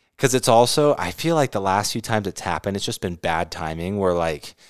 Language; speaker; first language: English; native; English